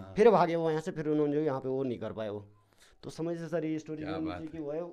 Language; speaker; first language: Hindi; non-native, local second language; Garhwali